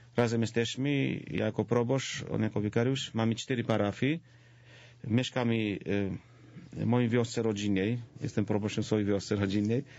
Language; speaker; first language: Polish; non-native, fluent; Georgian